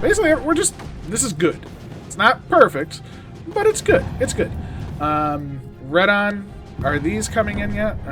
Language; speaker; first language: English; native; English